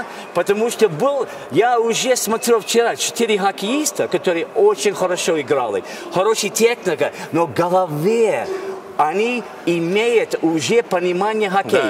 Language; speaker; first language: Russian; non-native, learner; English